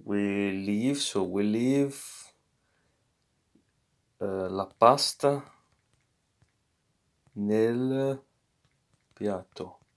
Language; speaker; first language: Italian; non-native, fluent; English